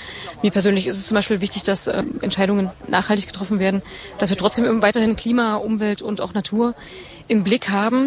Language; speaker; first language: German; native; German